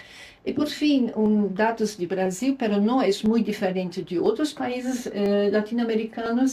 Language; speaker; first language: Spanish; non-native, fluent; Luxembourgish